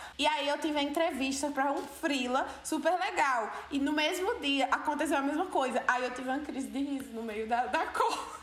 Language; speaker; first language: Portuguese; native; Portuguese